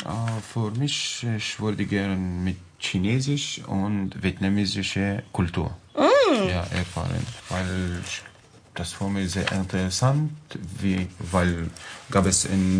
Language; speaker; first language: German; non-native, learner; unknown